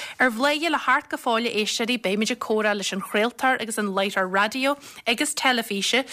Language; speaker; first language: Irish; native; Irish